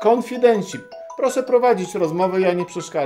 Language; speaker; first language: Polish; native; Polish